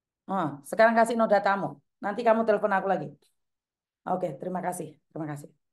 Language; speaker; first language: Indonesian; non-native, local second language; Javanese